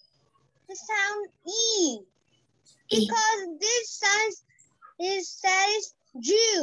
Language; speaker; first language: English; non-native, learner; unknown